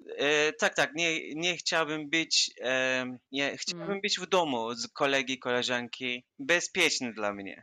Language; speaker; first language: Polish; non-native, learner; Turkish